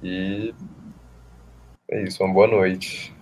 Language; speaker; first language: Portuguese; native; Portuguese